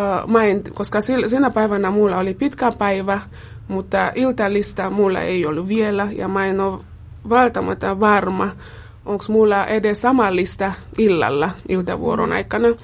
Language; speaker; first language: Finnish; non-native, fluent; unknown